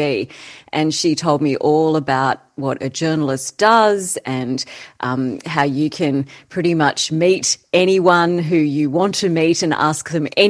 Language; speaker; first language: English; native; English